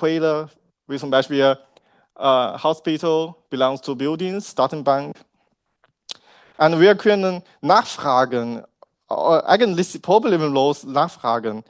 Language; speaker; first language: German; non-native, learner; Chinese